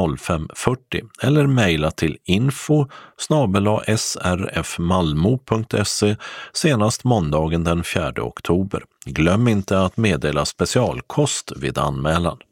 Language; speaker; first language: Swedish; native; Swedish